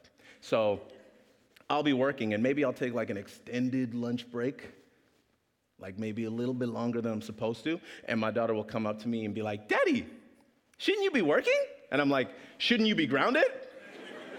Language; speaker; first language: English; native; English